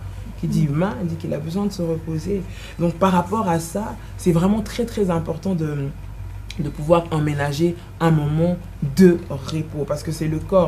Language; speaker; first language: French; non-native, local second language; Lingala